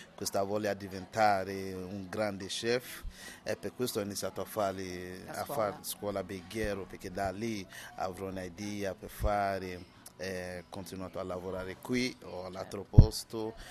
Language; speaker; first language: Italian; non-native, learner; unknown